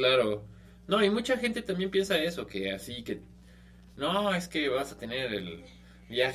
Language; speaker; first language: Spanish; native; Spanish